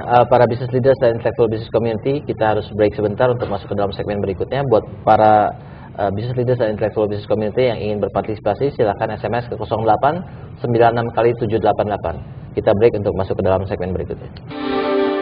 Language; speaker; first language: Indonesian; native; Indonesian